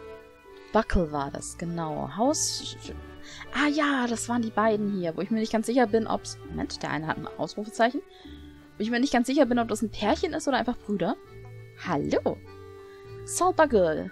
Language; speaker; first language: German; native; German